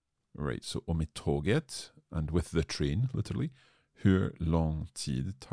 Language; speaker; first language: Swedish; non-native, learner; English